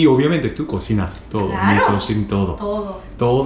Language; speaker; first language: Spanish; non-native, learner; Japanese